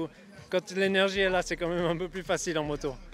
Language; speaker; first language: French; native; French